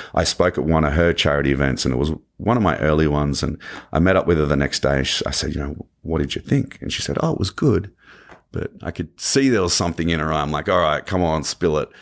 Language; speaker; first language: English; native; English